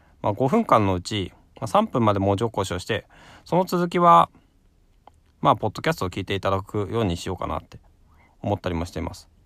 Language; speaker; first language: Japanese; native; Japanese